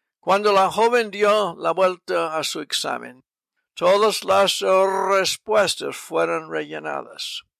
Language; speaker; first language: Spanish; non-native, fluent; English